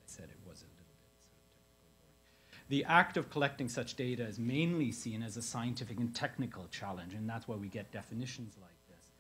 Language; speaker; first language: English; native; English